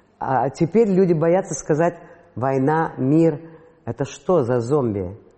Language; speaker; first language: Russian; non-native, local second language; Latvian